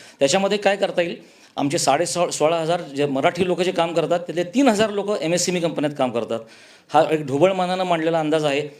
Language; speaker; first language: Marathi; native; Marathi